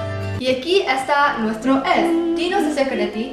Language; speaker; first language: Spanish; non-native, learner; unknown